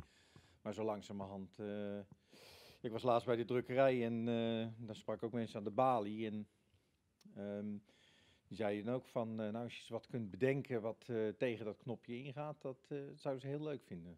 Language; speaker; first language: Dutch; native; Dutch